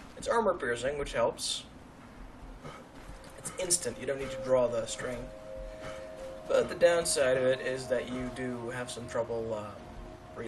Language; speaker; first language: English; native; English